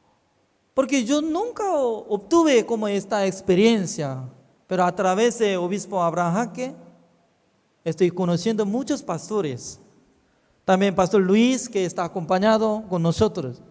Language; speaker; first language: Spanish; non-native, fluent; Korean